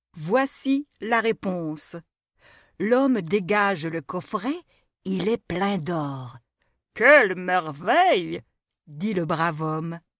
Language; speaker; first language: French; non-native, local second language; Arabic